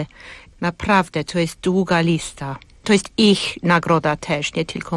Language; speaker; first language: Polish; non-native, fluent; English